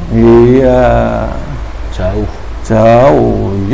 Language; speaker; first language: Indonesian; native; Indonesian